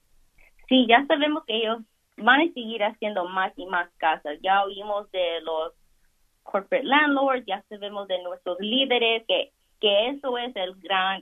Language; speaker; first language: Spanish; early bilingual, heritage; Spanish